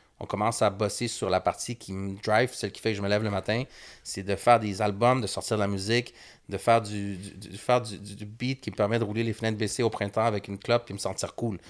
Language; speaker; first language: French; early bilingual, other home language; Spanish